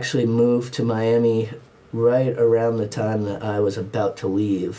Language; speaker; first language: English; native; English